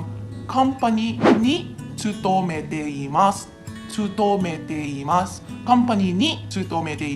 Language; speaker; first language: Japanese; non-native, fluent; Filipino